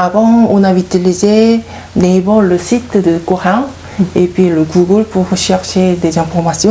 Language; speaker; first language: French; non-native, learner; Korean